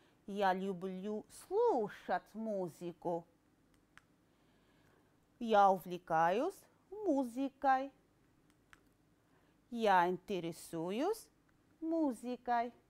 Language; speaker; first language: Russian; non-native, fluent; Arabic